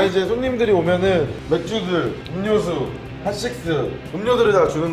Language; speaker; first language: Korean; native; Korean